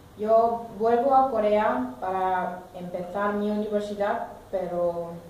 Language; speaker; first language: Spanish; non-native, learner; Korean